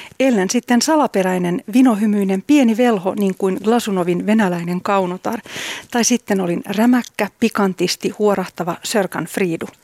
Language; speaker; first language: Finnish; native; Finnish